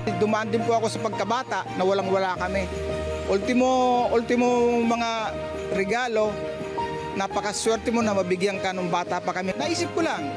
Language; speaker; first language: Filipino; non-native, local second language; Bikol